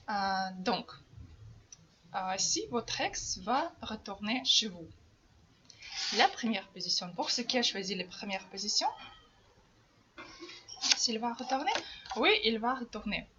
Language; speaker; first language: French; non-native, fluent; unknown